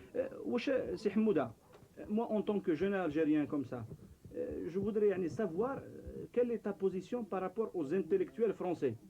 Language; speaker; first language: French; non-native, local second language; Arabic